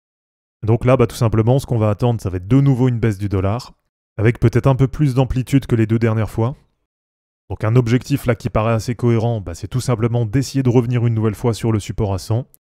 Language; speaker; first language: French; native; French